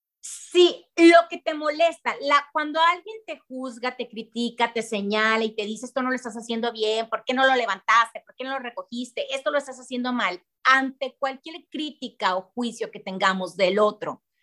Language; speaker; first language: Spanish; native; Spanish